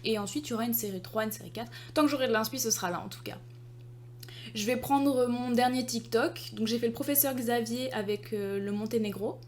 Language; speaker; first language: French; native; French